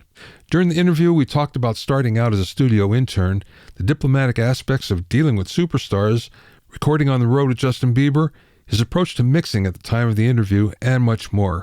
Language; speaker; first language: English; native; English